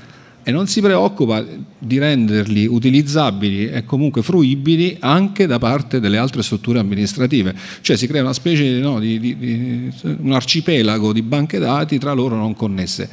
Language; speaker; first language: Italian; native; Italian